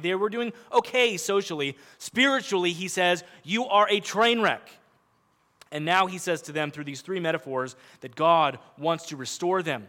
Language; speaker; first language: English; native; English